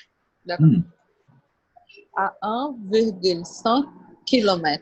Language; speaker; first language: French; non-native, learner; Portuguese